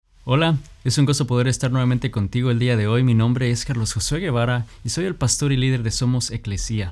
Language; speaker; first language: Spanish; native; Spanish